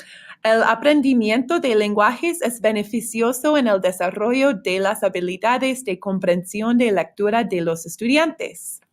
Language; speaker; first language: Spanish; non-native, fluent; English